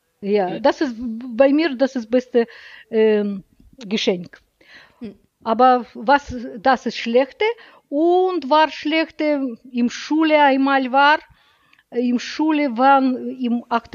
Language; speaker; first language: German; non-native, learner; Russian